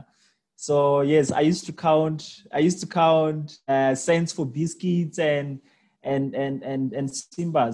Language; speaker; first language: English; non-native, local second language; Venda